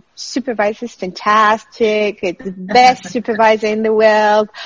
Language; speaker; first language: English; non-native, fluent; French